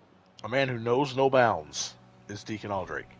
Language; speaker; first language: English; native; English